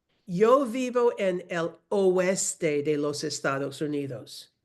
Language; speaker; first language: Spanish; non-native, fluent; English